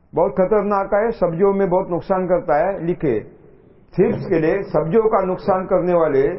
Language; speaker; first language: Hindi; non-native, local second language; Marathi